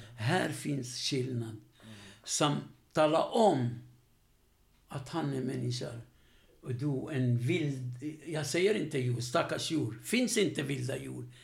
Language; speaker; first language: Swedish; non-native, fluent; Arabic